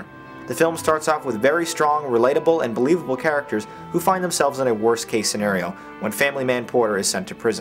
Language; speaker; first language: English; native; English